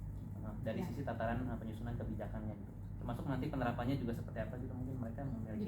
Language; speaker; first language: Indonesian; native; Indonesian